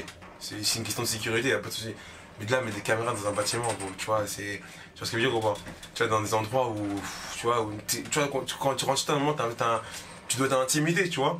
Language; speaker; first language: French; native; French